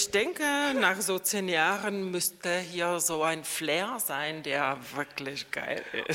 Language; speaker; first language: German; non-native, fluent; Czech